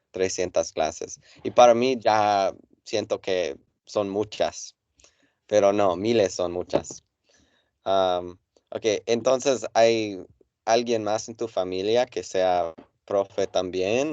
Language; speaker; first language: Spanish; non-native, fluent; English